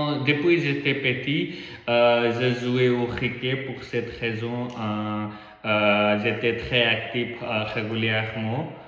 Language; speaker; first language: French; non-native, learner; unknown